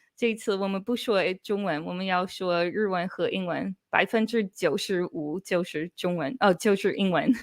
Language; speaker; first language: Chinese; non-native, learner; English